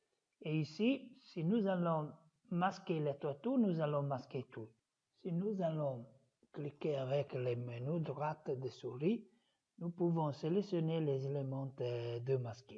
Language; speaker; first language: French; non-native, fluent; Italian